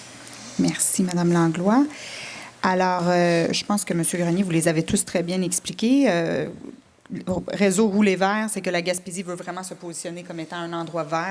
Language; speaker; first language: French; native; French